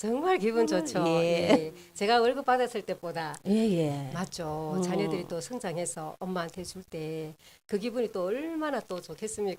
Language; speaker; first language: Korean; native; Korean